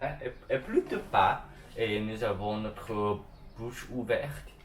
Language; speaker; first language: French; non-native, learner; Chinese